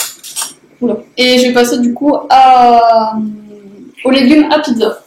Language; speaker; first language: French; native; French